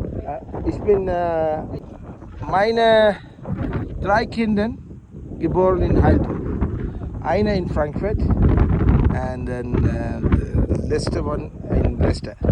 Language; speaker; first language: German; non-native, learner; Tamil